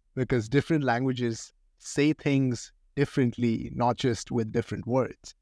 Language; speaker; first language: English; non-native, local second language; Hindi